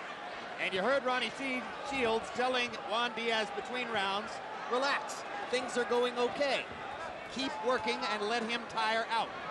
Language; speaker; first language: English; native; English